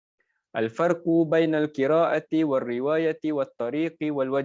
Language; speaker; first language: Arabic; non-native, fluent; Malay